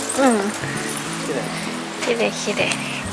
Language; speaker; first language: Japanese; non-native, fluent; Thai